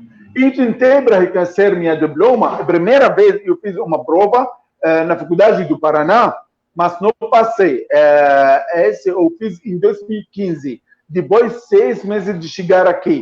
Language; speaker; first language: Portuguese; non-native, fluent; Arabic